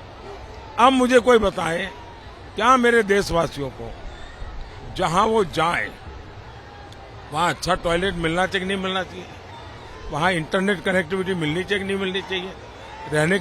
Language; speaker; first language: Hindi; non-native, local second language; Gujarati